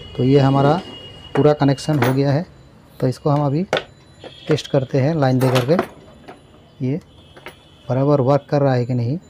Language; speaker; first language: Hindi; native; Hindi